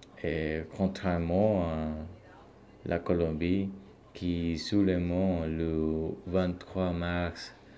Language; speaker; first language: French; non-native, learner; Spanish